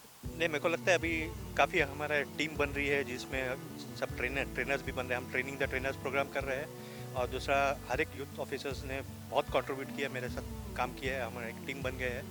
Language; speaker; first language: Hindi; native; Hindi